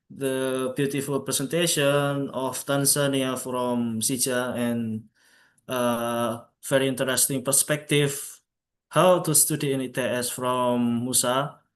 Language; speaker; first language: English; non-native, local second language; Javanese